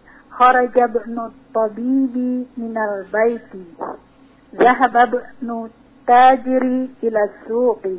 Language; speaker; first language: Arabic; non-native, learner; Indonesian